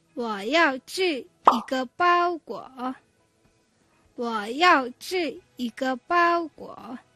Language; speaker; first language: Chinese; non-native, fluent; Mongolian